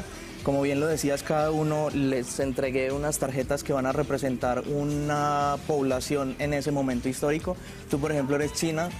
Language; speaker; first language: Spanish; native; Spanish